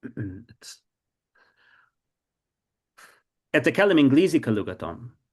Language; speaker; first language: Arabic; non-native, fluent; English